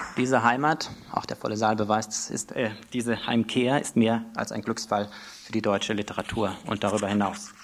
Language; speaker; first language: German; native; German